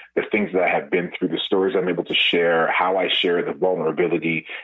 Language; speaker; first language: English; native; English